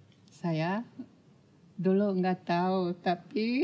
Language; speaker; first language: Indonesian; non-native, fluent; Korean